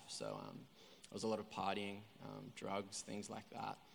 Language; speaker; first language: English; native; English